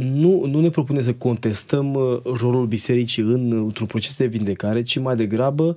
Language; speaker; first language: Romanian; native; Romanian